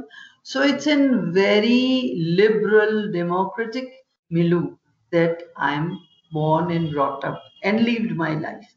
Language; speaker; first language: English; non-native, local second language; Gujarati